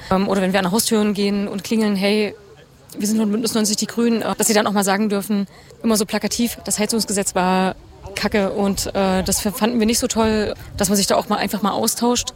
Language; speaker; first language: German; native; German